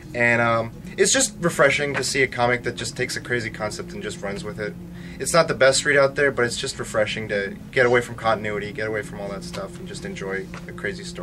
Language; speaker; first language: English; native; English